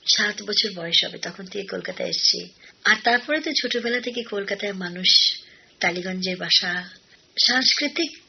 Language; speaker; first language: Bangla; non-native, local second language; Hindi